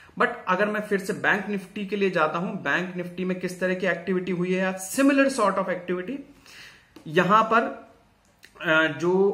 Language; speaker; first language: Hindi; native; Hindi